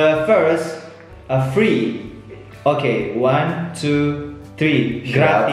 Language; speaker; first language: English; non-native, learner; Indonesian